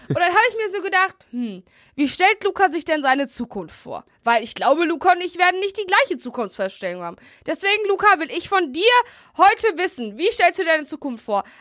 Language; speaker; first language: German; native; German